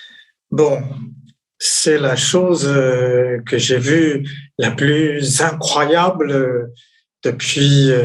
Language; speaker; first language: French; non-native, fluent; Chinese